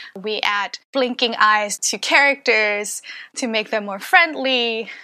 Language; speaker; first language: English; non-native, local second language; Cantonese